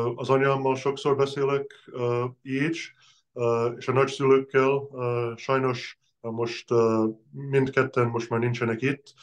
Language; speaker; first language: Hungarian; early bilingual, heritage; Hungarian